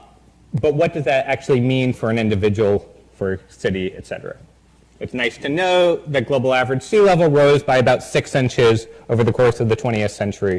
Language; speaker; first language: English; native; English